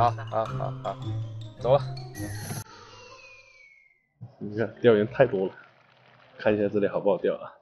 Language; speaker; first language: Chinese; native; Chinese